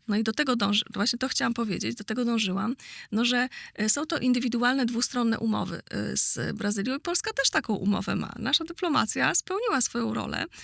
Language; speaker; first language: Polish; native; Polish